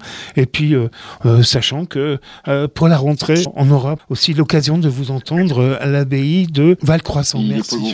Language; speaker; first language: French; native; French